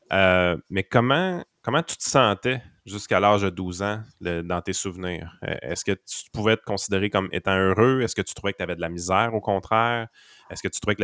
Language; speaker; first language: French; native; French